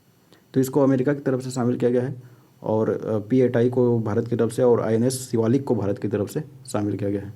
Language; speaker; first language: Hindi; native; Hindi